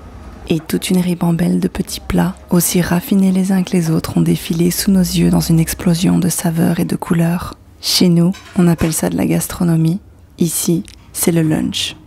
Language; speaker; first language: French; native; French